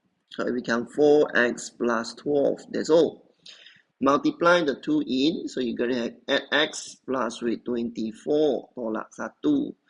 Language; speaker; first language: English; non-native, local second language; Chinese